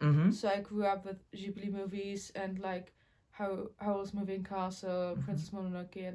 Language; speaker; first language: English; non-native, fluent; German